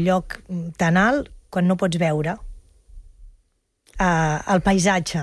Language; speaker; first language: Catalan; native; Catalan